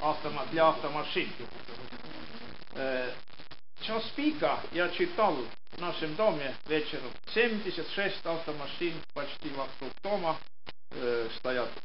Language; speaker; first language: Russian; non-native, local second language; Estonian